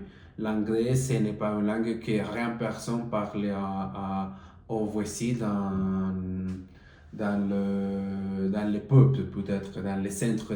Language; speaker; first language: French; non-native, learner; Spanish